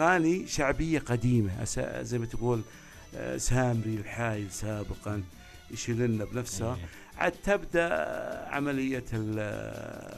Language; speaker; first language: Arabic; native; Arabic